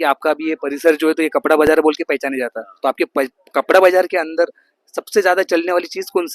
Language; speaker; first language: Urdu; non-native, local second language; Marathi